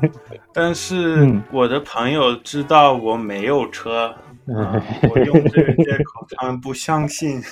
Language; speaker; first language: Chinese; non-native, fluent; English